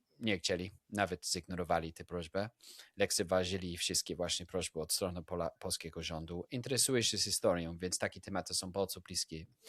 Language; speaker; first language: Polish; non-native, fluent; English